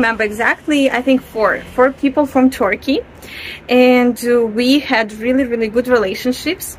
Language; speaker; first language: English; non-native, fluent; Russian